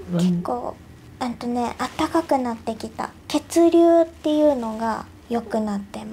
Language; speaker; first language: Japanese; native; Japanese